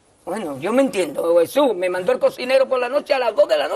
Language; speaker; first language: Spanish; native; Spanish